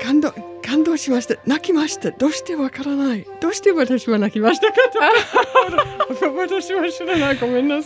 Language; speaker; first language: Japanese; non-native, learner; English